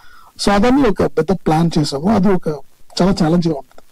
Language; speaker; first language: Telugu; non-native, learner; Tamil